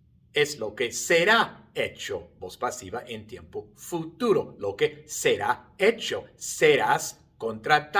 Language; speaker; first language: Spanish; non-native, fluent; English